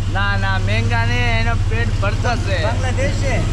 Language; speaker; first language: Hindi; non-native, local second language; Bangla